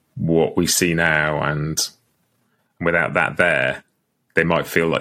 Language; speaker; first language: English; native; English